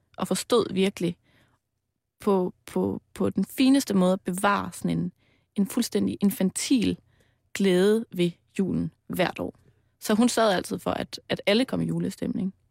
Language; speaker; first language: Danish; native; Danish